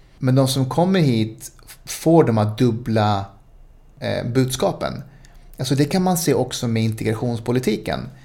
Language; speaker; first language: Swedish; early bilingual, other home language; Spanish